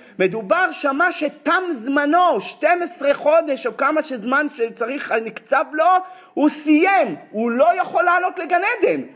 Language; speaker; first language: Hebrew; native; Hebrew